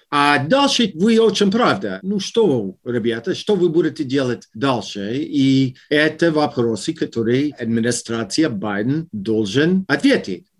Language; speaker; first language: Russian; non-native, learner; English